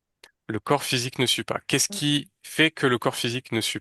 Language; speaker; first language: French; native; French